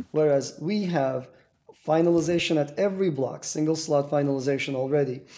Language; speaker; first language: English; non-native, fluent; Turkish